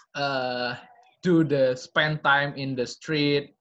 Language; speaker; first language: English; non-native, learner; Indonesian